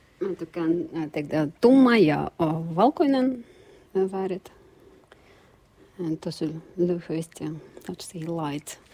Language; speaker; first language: Finnish; non-native, learner; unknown